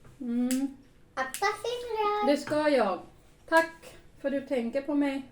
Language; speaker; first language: Swedish; non-native, learner; Thai